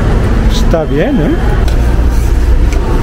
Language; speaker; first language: Spanish; non-native, fluent; Italian